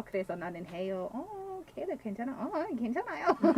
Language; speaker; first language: Korean; non-native, learner; English